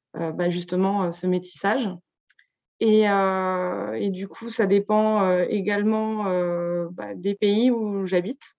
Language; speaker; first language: French; native; French